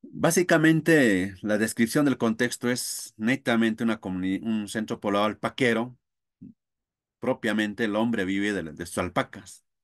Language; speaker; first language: Spanish; non-native, local second language; Quechua